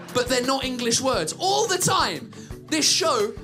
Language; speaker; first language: English; native; English